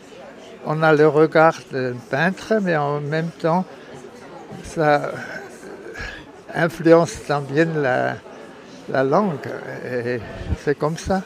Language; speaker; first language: French; non-native, local second language; German